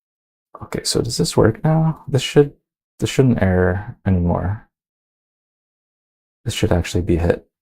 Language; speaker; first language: English; native; English